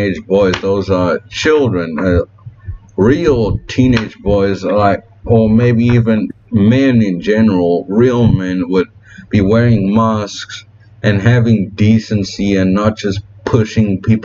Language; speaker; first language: English; native; English